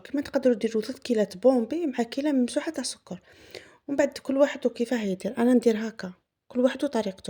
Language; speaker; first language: Arabic; native; Arabic